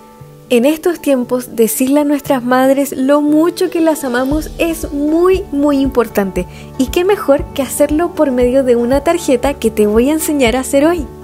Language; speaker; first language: Spanish; native; Spanish